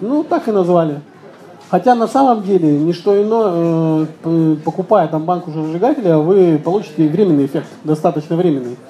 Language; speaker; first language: Russian; native; Russian